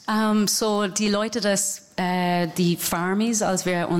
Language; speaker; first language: German; non-native, learner; English